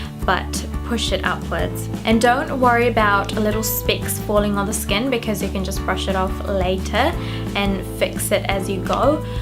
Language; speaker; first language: English; non-native, local second language; Sinhala